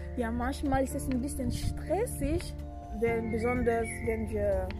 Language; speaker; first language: German; non-native, fluent; French